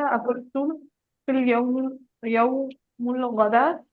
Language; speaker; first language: Arabic; non-native, learner; Tamil